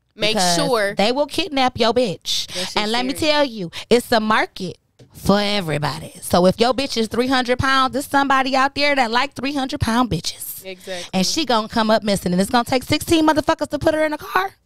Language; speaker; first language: English; native; English